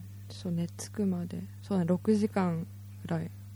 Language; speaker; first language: Japanese; early bilingual, heritage; Japanese